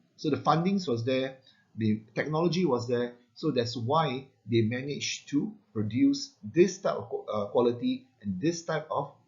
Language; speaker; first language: English; non-native, local second language; Malay